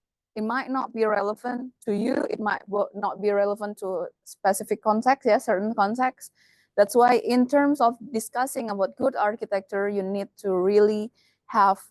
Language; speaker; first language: English; non-native, fluent; Indonesian